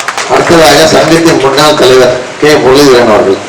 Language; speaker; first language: Tamil; native; Tamil